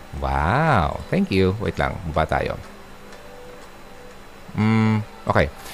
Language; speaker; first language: English; non-native, local second language; Filipino